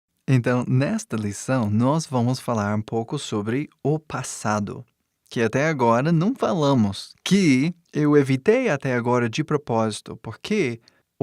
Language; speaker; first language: Portuguese; non-native, fluent; English